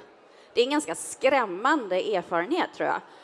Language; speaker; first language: Swedish; native; Swedish